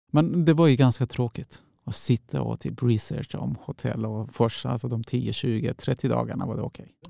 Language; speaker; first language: Swedish; non-native, fluent; Persian